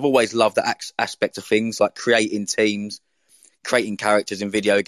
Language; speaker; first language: English; native; English